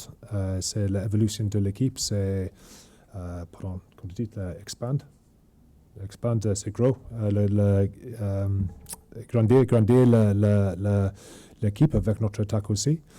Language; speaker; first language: French; non-native, learner; English